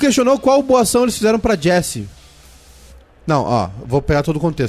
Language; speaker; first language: Portuguese; native; Portuguese